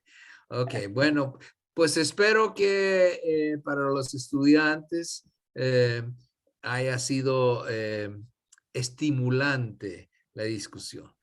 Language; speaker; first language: Spanish; non-native, fluent; English